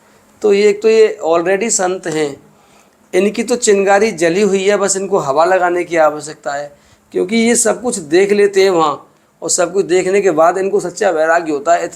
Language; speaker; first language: Hindi; native; Hindi